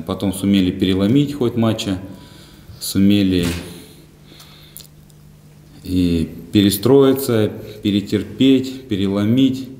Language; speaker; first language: Russian; native; Russian